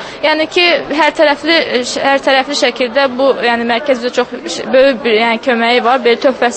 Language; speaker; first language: Azerbaijani; native; Azerbaijani